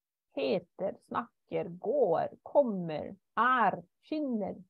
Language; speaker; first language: Norwegian; non-native, fluent; German